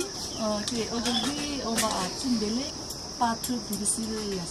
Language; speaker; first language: French; non-native, learner; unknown